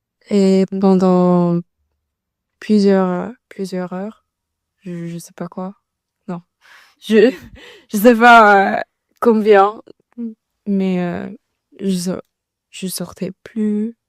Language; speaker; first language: French; non-native, learner; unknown